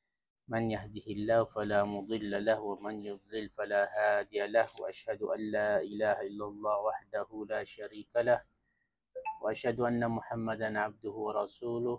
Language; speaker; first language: Arabic; non-native, fluent; Malay